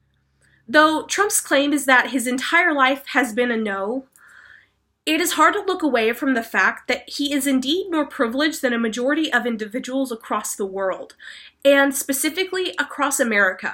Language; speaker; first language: English; native; English